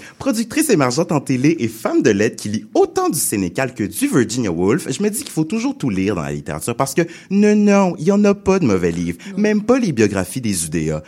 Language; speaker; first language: French; native; French